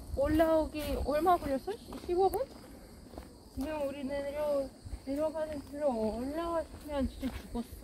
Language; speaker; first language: Korean; non-native, learner; Russian